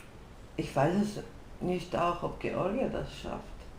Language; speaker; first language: German; non-native, fluent; Georgian